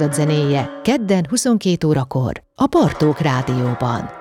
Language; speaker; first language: Hungarian; native; Hungarian